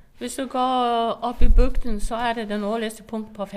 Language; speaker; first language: Danish; non-native, local second language; Faroese